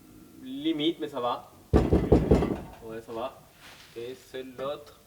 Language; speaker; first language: French; non-native, fluent; Spanish